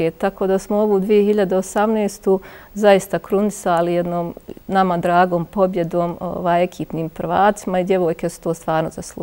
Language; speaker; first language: Croatian; native; Croatian